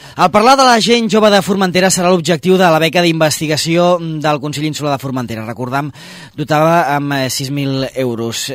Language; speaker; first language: Catalan; native; Catalan